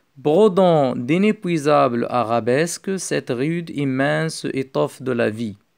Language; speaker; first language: French; non-native, local second language; Arabic